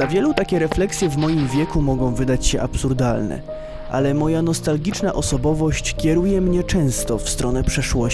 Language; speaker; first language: Polish; native; Polish